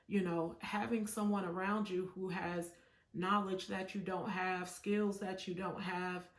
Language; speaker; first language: English; native; English